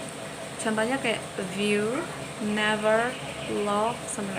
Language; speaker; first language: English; non-native, learner; Indonesian